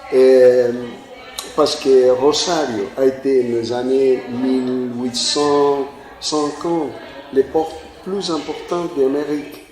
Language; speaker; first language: French; non-native, fluent; Spanish